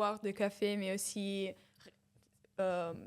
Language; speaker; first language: French; non-native, fluent; Italian